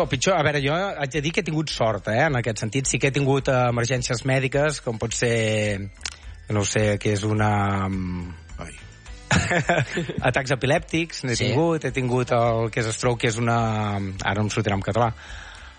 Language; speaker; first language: Catalan; native; Catalan